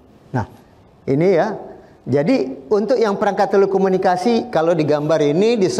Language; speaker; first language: Indonesian; native; Indonesian